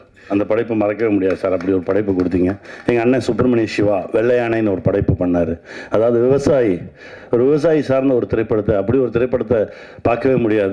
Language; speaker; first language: Tamil; native; Tamil